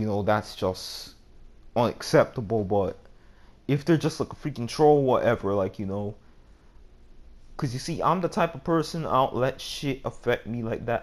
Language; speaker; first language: English; native; English